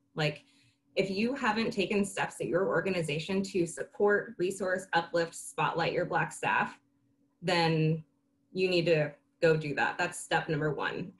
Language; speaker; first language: English; native; English